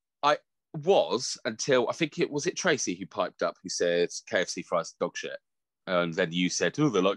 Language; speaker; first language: English; native; English